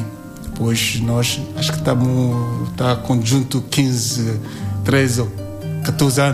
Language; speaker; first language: Portuguese; non-native, learner; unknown